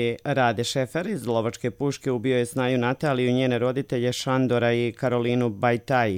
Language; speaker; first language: Croatian; native; Croatian